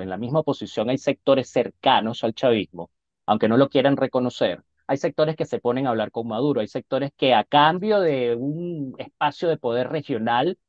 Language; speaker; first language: Spanish; native; Spanish